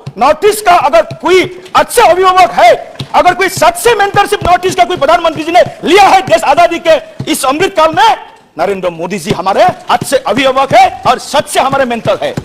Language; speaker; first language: Hindi; non-native, local second language; Assamese